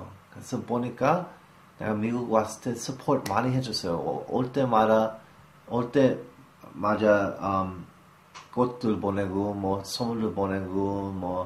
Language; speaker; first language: Korean; early bilingual, heritage; English